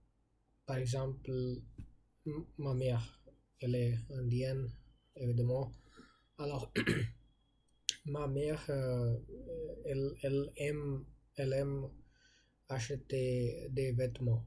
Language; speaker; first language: French; non-native, learner; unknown